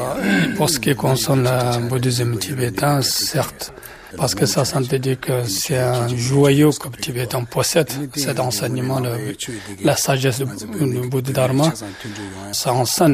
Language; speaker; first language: French; non-native, fluent; Tibetan